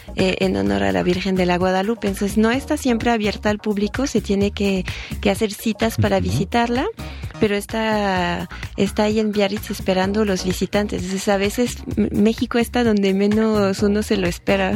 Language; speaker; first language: Spanish; non-native, fluent; French